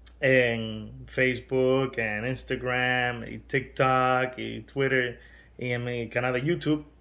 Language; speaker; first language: Spanish; early bilingual, heritage; Spanish